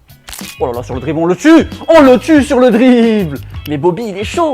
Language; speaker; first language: French; native; French